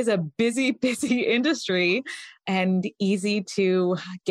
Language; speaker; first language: English; native; English